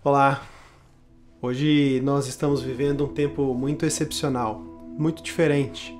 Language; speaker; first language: Portuguese; native; Portuguese